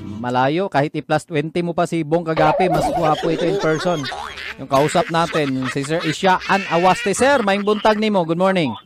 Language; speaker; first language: Filipino; non-native, local second language; Hiligaynon